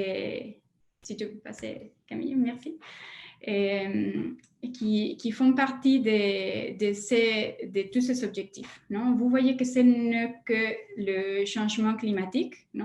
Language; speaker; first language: French; non-native, fluent; Spanish